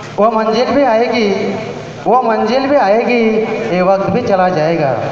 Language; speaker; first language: Hindi; non-native, local second language; Marathi